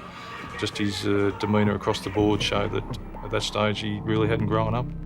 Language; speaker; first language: English; native; English